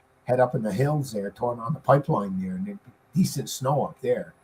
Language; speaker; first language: English; native; English